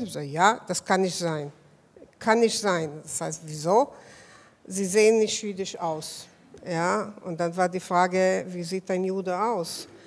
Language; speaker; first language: German; non-native, fluent; Hebrew